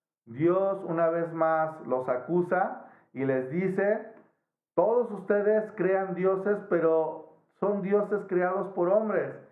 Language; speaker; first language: Spanish; native; Spanish